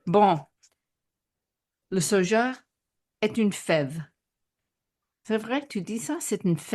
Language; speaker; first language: French; non-native, fluent; English